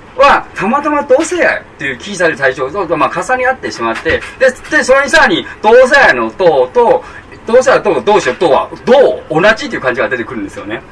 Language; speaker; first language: Japanese; non-native, fluent; Chinese